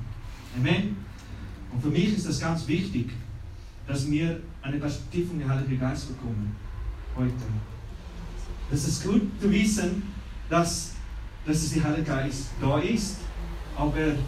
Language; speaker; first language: German; non-native, learner; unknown